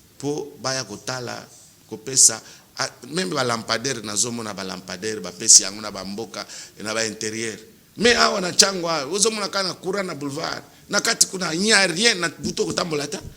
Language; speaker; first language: Lingala; native; Lingala